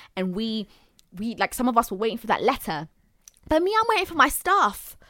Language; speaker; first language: English; non-native, local second language; Swahili